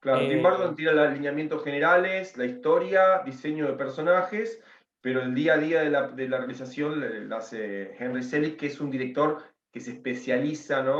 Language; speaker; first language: Spanish; native; Spanish